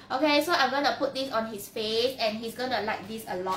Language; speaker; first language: English; non-native, local second language; Chinese